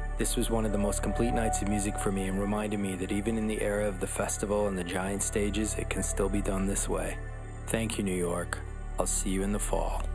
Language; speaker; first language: English; native; English